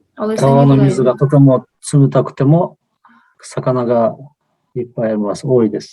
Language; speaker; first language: Japanese; non-native, fluent; Kyrgyz